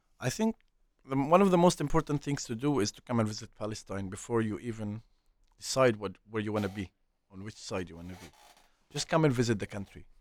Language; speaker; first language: English; non-native, fluent; Arabic